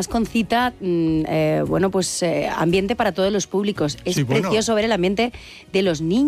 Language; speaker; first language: Spanish; native; Spanish